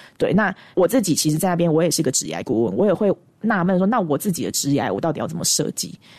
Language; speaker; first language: Chinese; native; Chinese